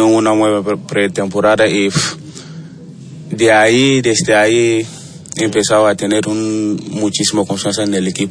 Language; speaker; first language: Spanish; non-native, learner; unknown